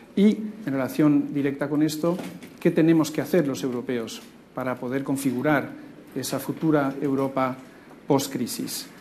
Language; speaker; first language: Spanish; native; Spanish